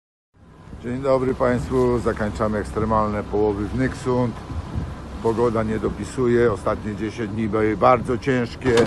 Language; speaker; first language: Polish; native; Polish